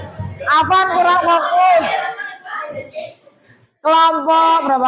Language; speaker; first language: Indonesian; native; Indonesian